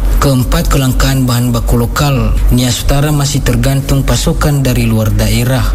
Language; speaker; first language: Indonesian; non-native, local second language; Nias